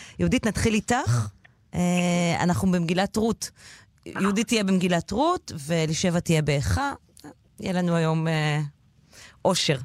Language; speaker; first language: Hebrew; native; Hebrew